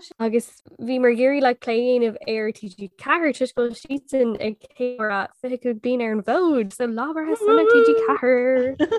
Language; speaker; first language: Irish; non-native, local second language; English